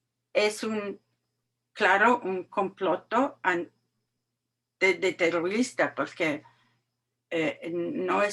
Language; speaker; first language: Spanish; non-native, learner; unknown